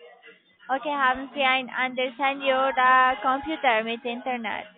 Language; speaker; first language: German; non-native, learner; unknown